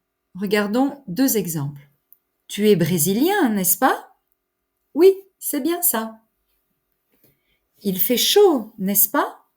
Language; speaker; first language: French; native; French